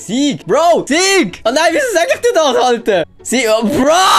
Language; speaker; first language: German; native; German